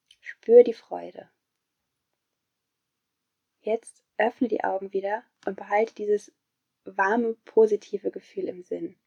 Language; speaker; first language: German; native; German